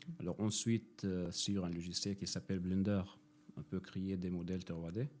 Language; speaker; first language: French; non-native, fluent; Arabic